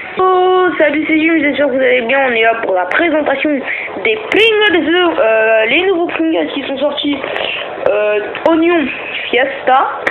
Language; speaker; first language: French; native; French